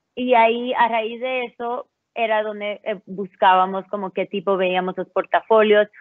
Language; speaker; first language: Spanish; early bilingual, heritage; Spanish